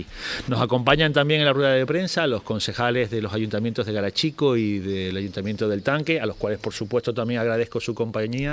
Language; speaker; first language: Spanish; native; Spanish